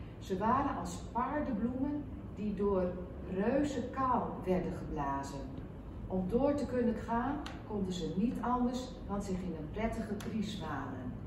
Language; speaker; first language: Dutch; non-native, local second language; Western Frisian